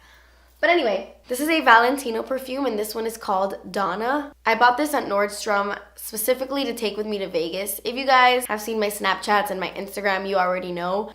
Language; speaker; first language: English; native; English